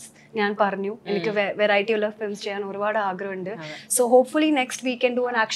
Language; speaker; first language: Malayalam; early bilingual, heritage; Malayalam